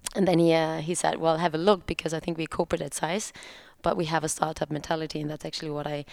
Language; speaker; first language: English; non-native, fluent; German